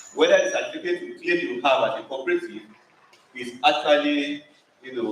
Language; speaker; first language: English; non-native, local second language; Yoruba